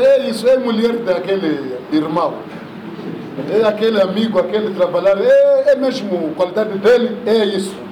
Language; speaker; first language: Portuguese; non-native, learner; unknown